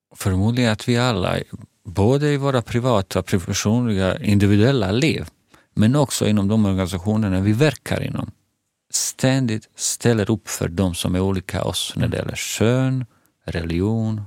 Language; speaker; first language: Swedish; non-native, fluent; Bosnian